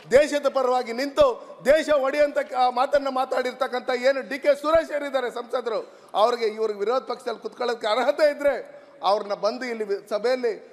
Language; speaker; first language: Kannada; native; Kannada